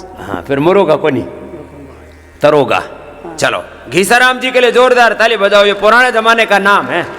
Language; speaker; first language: Hindi; native; Hindi